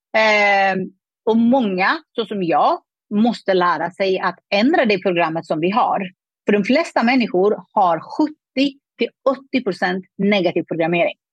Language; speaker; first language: Swedish; non-native, fluent; Persian